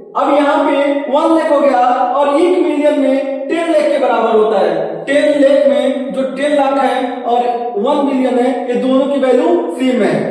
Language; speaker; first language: Hindi; native; Hindi